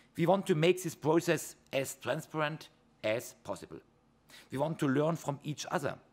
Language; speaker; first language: English; non-native, fluent; German